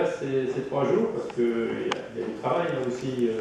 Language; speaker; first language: French; native; French